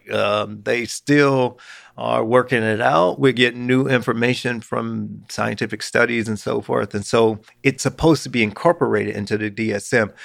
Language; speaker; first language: English; native; English